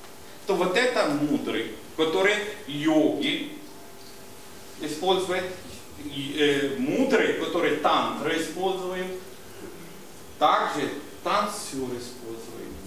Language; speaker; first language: Russian; non-native, learner; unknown